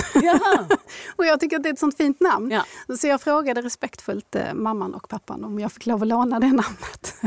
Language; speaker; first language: Swedish; native; Swedish